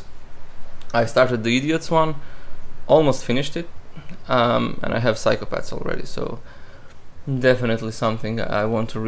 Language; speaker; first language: English; non-native, fluent; Croatian